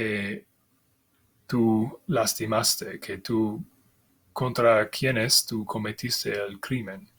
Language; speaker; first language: Spanish; non-native, fluent; English